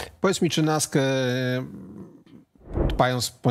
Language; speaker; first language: Polish; native; Polish